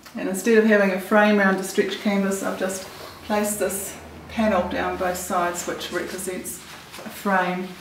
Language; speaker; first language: English; native; English